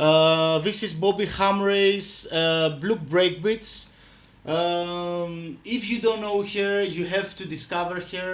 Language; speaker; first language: English; non-native, fluent; Greek